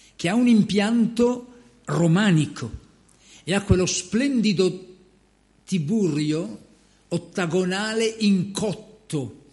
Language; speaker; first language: Italian; native; Italian